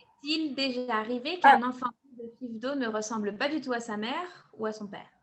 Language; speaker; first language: French; native; French